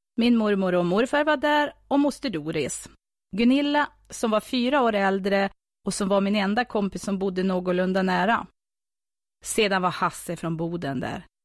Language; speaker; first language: Swedish; native; Swedish